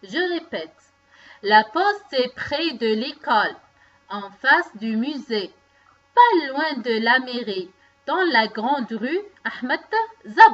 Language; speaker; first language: French; non-native, local second language; Arabic